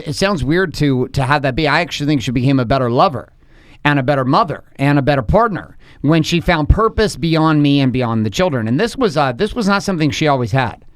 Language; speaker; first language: English; native; English